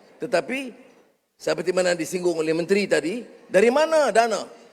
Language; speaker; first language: Malay; native; Malay